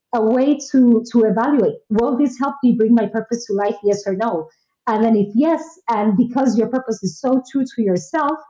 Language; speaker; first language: English; non-native, fluent; Spanish